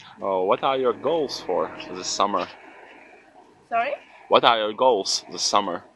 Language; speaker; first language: English; non-native, learner; Latvian